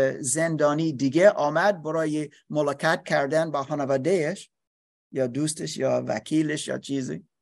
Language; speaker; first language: Persian; non-native, learner; English